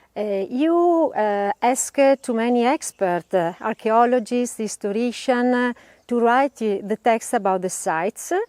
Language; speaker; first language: English; non-native, learner; Italian